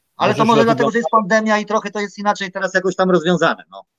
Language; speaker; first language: Polish; native; Polish